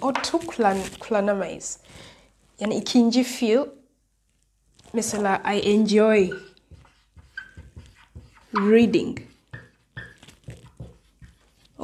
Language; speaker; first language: Turkish; non-native, fluent; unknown